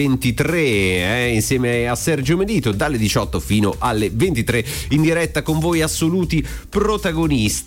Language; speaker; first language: Italian; native; Italian